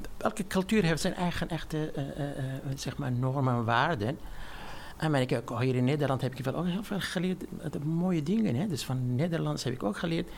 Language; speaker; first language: Dutch; non-native, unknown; Armenian